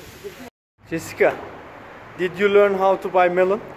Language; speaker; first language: English; non-native, learner; Turkish